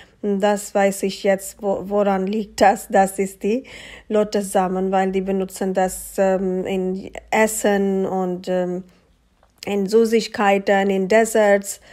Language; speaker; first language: German; non-native, learner; Urdu